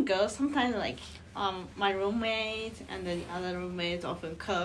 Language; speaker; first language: English; non-native, learner; Japanese